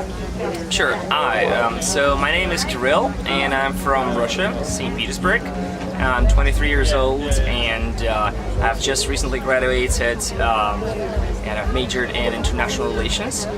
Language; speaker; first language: English; non-native, fluent; Russian